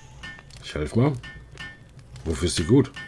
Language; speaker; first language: German; native; German